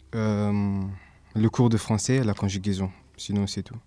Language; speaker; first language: French; early bilingual, other home language; English